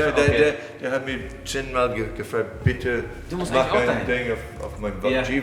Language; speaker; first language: German; non-native, learner; English